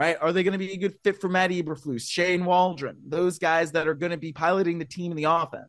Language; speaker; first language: English; native; English